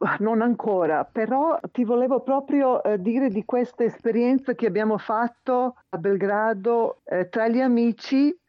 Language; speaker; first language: Italian; non-native, fluent; Serbian